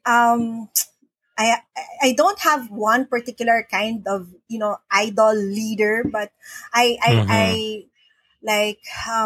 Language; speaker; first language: English; non-native, local second language; Filipino